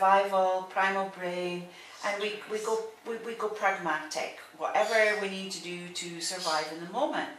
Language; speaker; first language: English; native; English